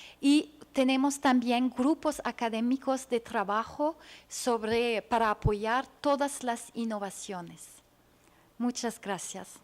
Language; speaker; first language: Spanish; non-native, fluent; French